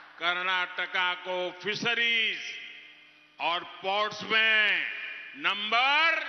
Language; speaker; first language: Hindi; non-native, local second language; Gujarati